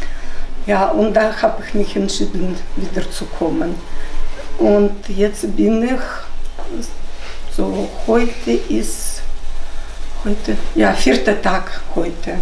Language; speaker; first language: German; non-native, fluent; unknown